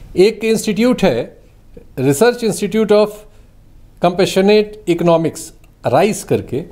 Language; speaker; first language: Hindi; native; Hindi